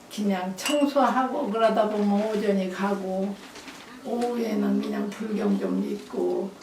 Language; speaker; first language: Korean; native; Korean